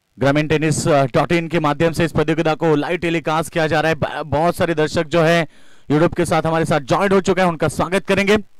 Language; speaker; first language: Hindi; non-native, local second language; Marathi